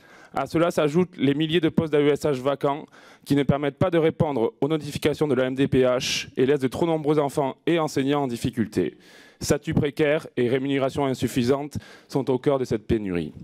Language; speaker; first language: French; native; French